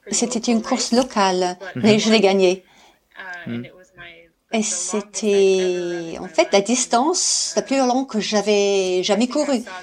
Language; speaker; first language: French; non-native, fluent; English